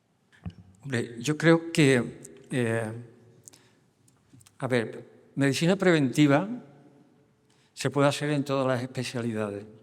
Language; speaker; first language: Spanish; native; Spanish